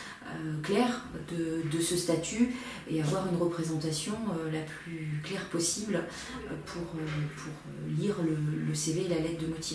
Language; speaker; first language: French; native; French